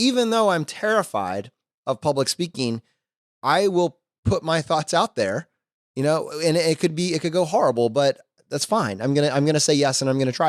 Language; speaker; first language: English; native; English